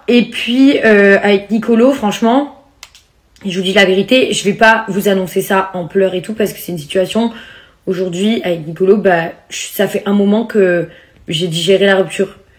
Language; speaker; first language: French; native; French